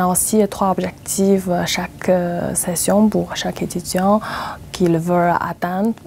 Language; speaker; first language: French; non-native, fluent; Chinese